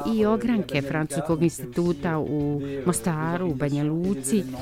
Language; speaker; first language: Bosnian; non-native, fluent; French